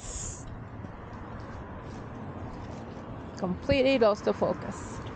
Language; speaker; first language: English; non-native, fluent; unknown